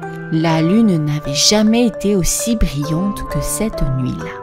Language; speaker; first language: French; native; French